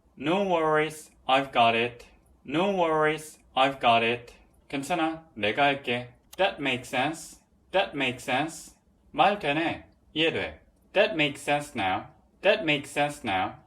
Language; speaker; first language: English; non-native, fluent; Korean